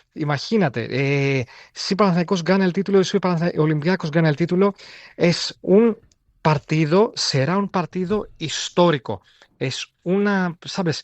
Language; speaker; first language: Spanish; non-native, fluent; Greek